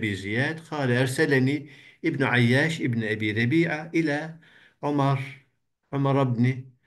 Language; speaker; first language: Turkish; native; Turkish